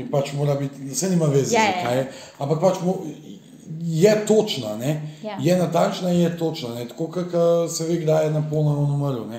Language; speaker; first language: Slovenian; early bilingual, other home language; Bosnian